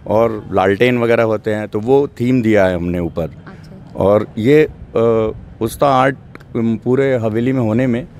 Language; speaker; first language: Hindi; native; Hindi